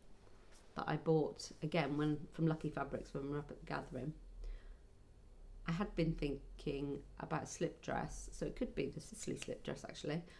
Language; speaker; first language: English; native; English